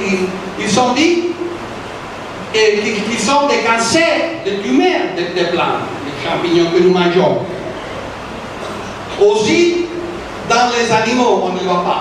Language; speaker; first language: French; non-native, fluent; Italian